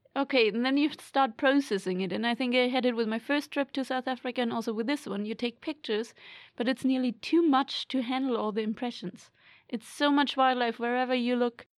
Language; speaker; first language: English; non-native, fluent; German